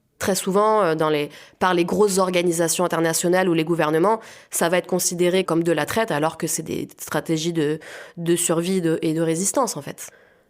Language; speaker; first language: French; native; French